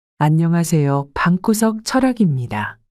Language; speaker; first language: Korean; native; Korean